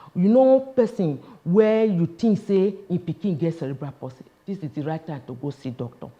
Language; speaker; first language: Nigerian Pidgin; non-native, local second language; Yoruba